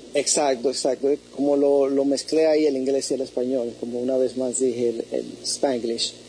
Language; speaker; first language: Spanish; early bilingual, heritage; Spanish